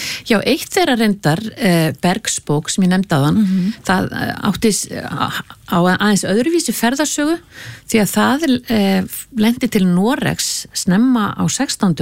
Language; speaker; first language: Icelandic; native; Icelandic